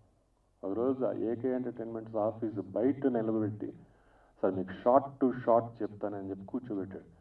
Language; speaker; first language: Telugu; native; Telugu